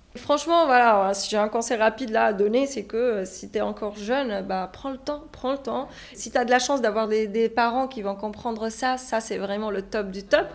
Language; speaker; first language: French; non-native, local second language; Arabic